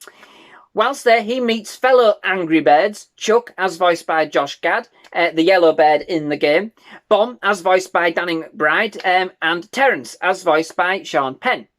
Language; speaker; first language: English; native; English